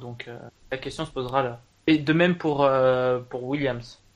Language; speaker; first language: French; native; French